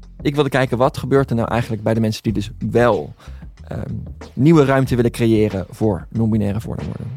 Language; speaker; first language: Dutch; native; Dutch